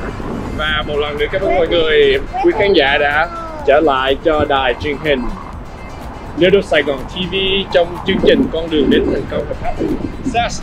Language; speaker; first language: Vietnamese; early bilingual, heritage; Vietnamese